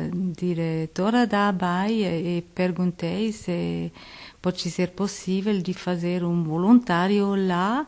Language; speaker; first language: Portuguese; non-native, learner; Italian